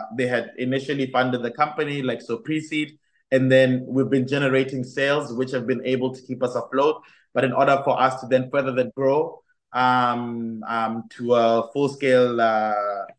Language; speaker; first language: English; non-native, local second language; Tswana